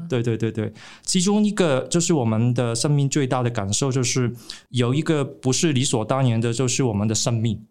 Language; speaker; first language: Chinese; non-native, local second language; Cantonese